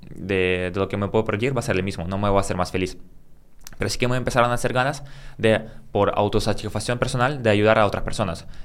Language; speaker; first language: Spanish; early bilingual, other home language; Russian